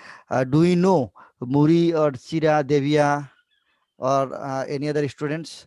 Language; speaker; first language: English; non-native, learner; Bangla